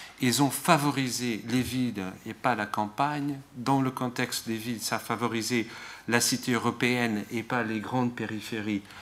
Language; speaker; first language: French; non-native, fluent; Portuguese